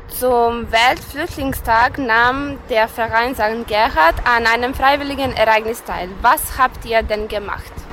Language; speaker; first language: German; non-native, fluent; Serbian